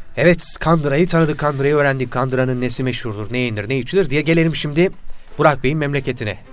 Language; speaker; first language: Turkish; native; Turkish